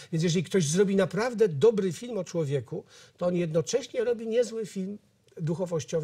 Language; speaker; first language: Polish; native; Polish